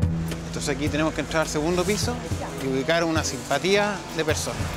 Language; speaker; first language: Spanish; native; Spanish